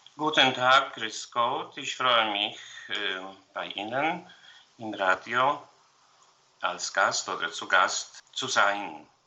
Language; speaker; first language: German; non-native, fluent; Polish